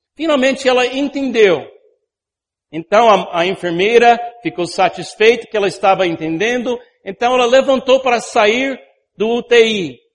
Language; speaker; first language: Portuguese; non-native, fluent; English